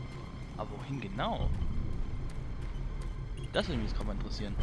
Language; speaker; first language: German; native; German